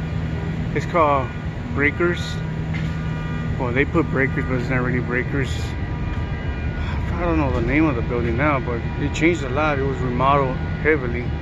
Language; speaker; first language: English; native; English